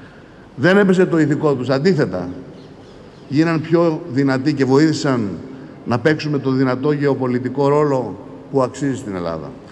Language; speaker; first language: Greek; native; Greek